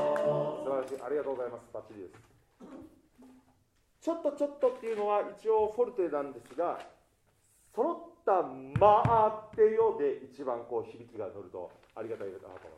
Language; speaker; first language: Japanese; native; Japanese